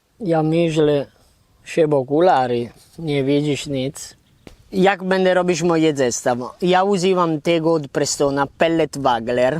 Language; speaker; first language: Polish; non-native, learner; Italian